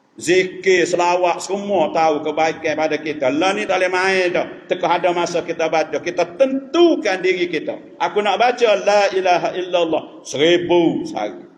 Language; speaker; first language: Malay; native; Malay